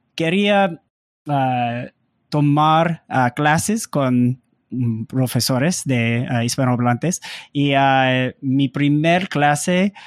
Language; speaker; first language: Spanish; non-native, learner; English